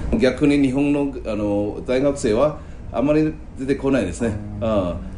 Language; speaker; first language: Japanese; non-native, fluent; Chinese